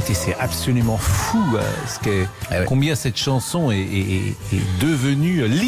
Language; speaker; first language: French; native; French